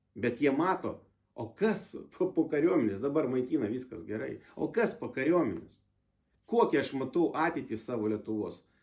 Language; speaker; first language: Lithuanian; non-native, local second language; Russian